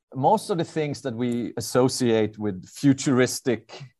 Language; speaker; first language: English; non-native, fluent; Swedish